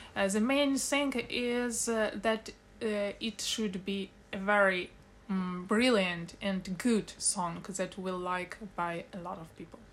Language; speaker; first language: English; non-native, fluent; Ukrainian